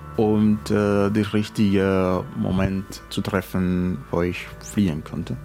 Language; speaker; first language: German; non-native, learner; Spanish